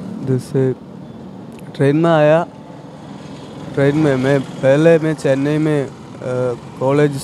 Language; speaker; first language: Hindi; non-native, local second language; Malayalam